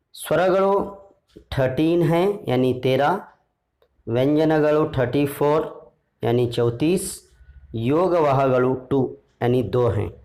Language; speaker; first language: Hindi; non-native, local second language; Urdu